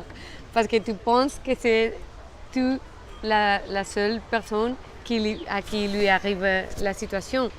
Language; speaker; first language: French; non-native, fluent; Spanish